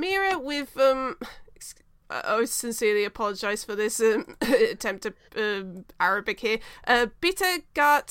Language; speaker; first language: English; native; English